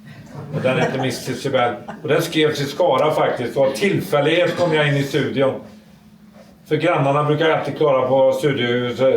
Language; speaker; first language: Swedish; native; Swedish